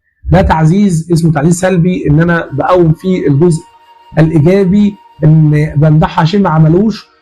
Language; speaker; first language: Arabic; native; Arabic